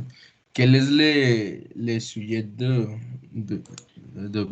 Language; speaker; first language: French; non-native, learner; Spanish